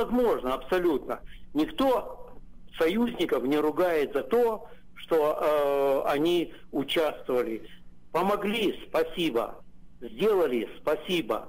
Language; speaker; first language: Russian; native; Russian